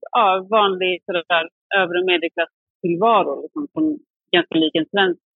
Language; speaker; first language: Swedish; native; Swedish